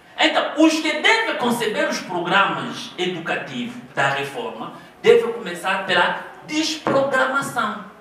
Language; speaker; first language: Portuguese; non-native, local second language; Kongo